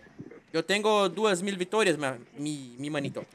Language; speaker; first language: Spanish; non-native, learner; Portuguese